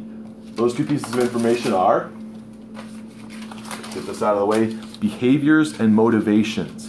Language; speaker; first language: English; native; English